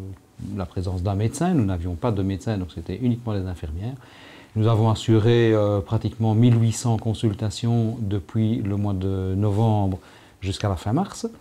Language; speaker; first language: French; native; French